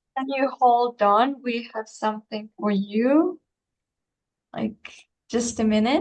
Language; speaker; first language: English; non-native, fluent; Uzbek